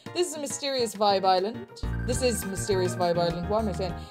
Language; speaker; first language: English; native; English